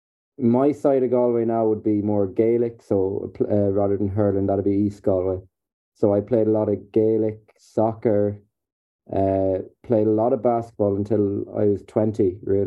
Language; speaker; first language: English; native; English